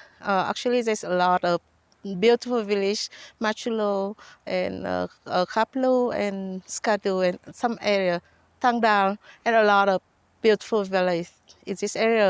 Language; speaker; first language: English; non-native, learner; Vietnamese